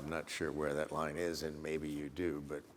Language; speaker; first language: English; native; English